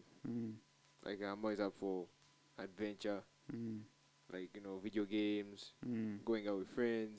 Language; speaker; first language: English; non-native, local second language; Ganda